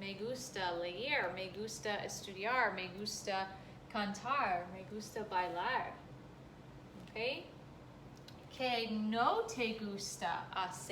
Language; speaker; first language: Spanish; non-native, fluent; English